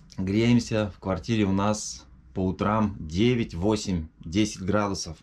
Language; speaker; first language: Russian; native; Russian